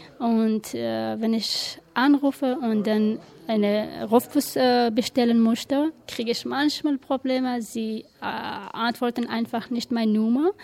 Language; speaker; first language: German; non-native, learner; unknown